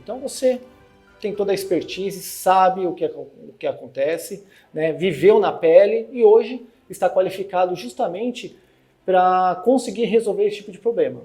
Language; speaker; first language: Portuguese; native; Portuguese